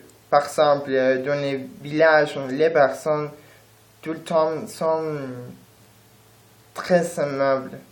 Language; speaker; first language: French; non-native, learner; Spanish